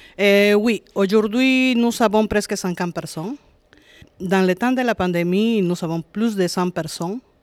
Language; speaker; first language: French; non-native, fluent; Spanish